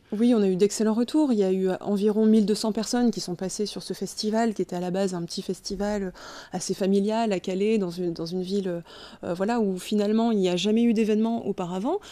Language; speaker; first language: French; native; French